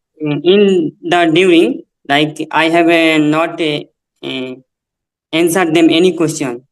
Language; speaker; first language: English; non-native, learner; Hindi